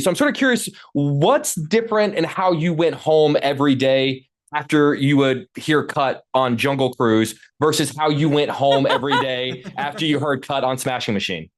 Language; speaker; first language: English; native; English